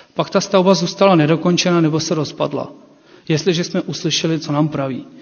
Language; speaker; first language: Czech; non-native, fluent; Ukrainian